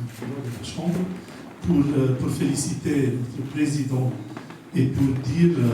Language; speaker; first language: French; non-native, fluent; Romanian